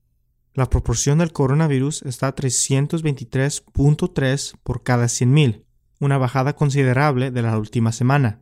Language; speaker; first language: Spanish; native; Spanish